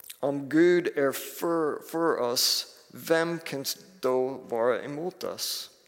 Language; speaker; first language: Swedish; non-native, fluent; English